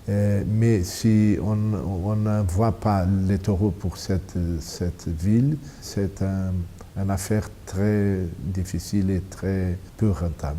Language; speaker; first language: French; non-native, fluent; Portuguese